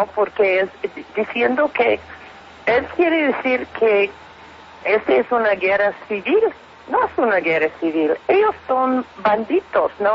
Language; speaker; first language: Spanish; non-native, fluent; English